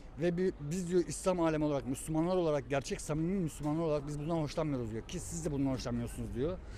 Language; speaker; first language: Turkish; native; Turkish